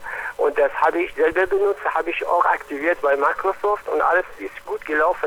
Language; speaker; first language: German; non-native, learner; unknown